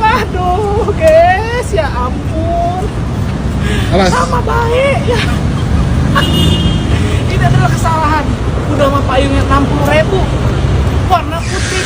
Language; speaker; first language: Indonesian; native; Indonesian